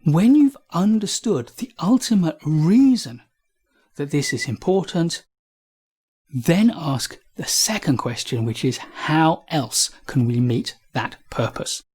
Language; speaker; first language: English; native; English